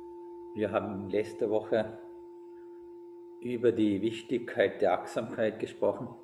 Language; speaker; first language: German; non-native, fluent; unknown